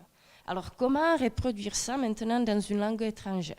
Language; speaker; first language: French; non-native, fluent; Czech